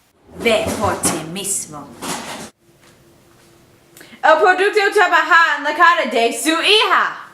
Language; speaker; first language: Spanish; non-native, learner; English